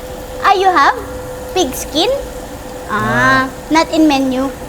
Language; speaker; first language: English; non-native, local second language; Filipino